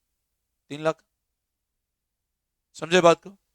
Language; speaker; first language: Hindi; native; Hindi